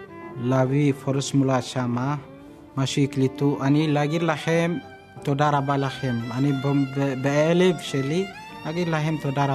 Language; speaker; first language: Hebrew; non-native, learner; Amharic